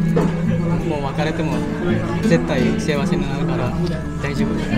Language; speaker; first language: Japanese; non-native, fluent; Indonesian